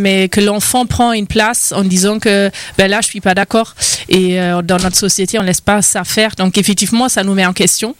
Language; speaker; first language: French; non-native, fluent; German